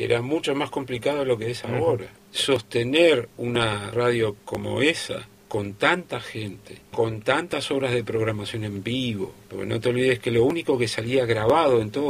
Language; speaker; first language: Spanish; native; Spanish